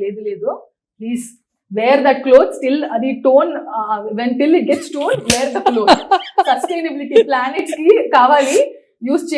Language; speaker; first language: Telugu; non-native, learner; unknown